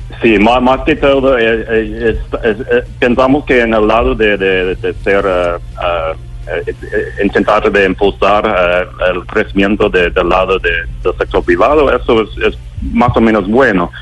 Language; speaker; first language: Spanish; non-native, learner; English